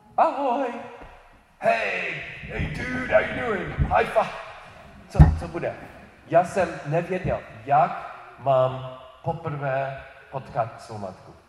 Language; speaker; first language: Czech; non-native, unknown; English